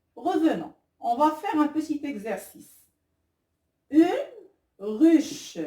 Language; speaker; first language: French; non-native, local second language; Arabic